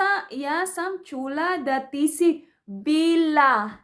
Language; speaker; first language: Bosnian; non-native, learner; Filipino